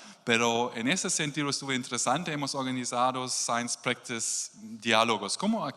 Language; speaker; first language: Spanish; non-native, learner; German